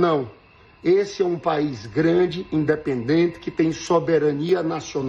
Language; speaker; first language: Portuguese; native; Portuguese